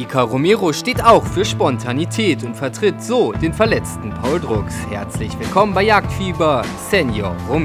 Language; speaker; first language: German; native; German